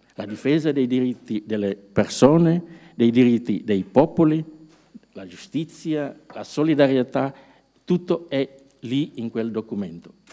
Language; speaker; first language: Italian; non-native, fluent; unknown